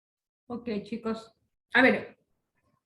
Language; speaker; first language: Spanish; native; Spanish